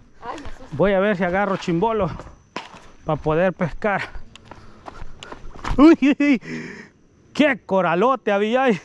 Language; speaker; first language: Spanish; native; Spanish